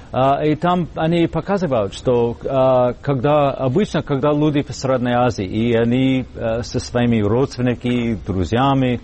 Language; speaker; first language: Russian; non-native, learner; English